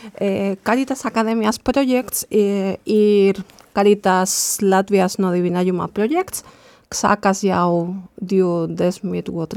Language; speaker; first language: Latvian; non-native, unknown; Spanish